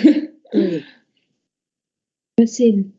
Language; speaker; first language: French; non-native, learner; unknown